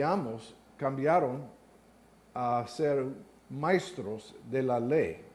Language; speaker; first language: Spanish; non-native, learner; English